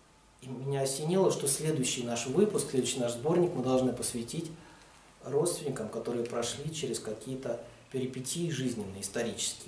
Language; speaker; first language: Russian; native; Russian